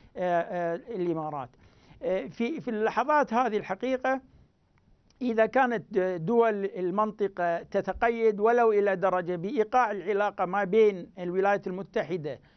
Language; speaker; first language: Arabic; native; Arabic